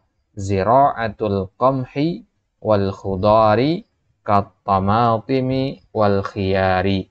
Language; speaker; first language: Arabic; non-native, fluent; Indonesian